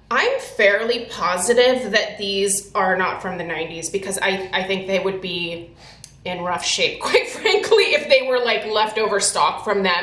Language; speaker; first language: English; native; English